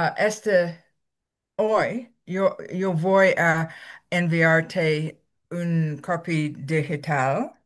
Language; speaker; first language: Spanish; non-native, learner; English